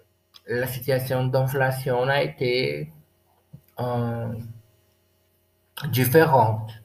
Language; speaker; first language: French; non-native, learner; Portuguese